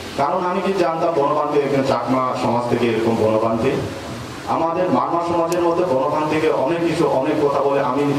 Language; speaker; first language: Bangla; non-native, local second language; Marma